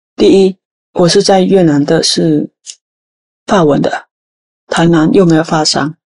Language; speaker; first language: Chinese; non-native, fluent; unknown